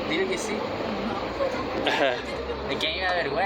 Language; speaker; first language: Spanish; native; Spanish